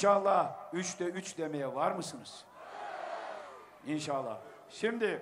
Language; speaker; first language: Turkish; native; Turkish